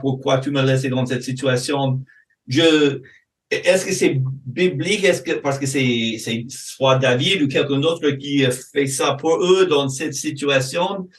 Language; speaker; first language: French; non-native, fluent; English